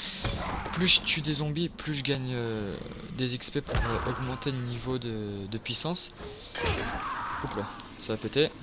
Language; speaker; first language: French; native; French